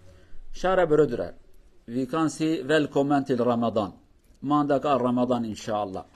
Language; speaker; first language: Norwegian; non-native, learner; Kurdish